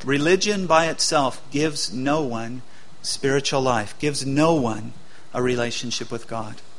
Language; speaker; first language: English; native; English